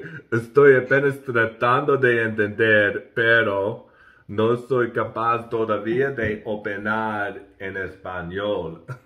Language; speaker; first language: Spanish; non-native, learner; English